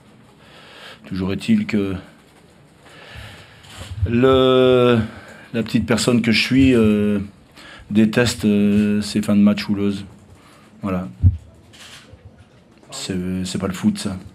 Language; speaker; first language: French; native; French